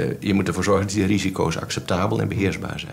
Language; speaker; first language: Dutch; native; Dutch